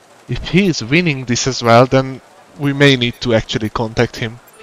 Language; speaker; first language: English; non-native, fluent; Hungarian